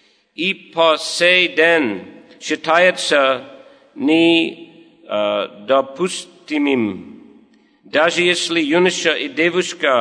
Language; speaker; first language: Russian; non-native, fluent; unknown